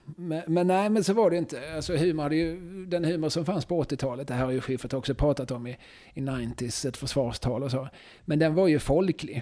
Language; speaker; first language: Swedish; native; Swedish